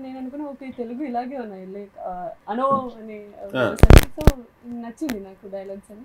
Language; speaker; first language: Telugu; non-native, learner; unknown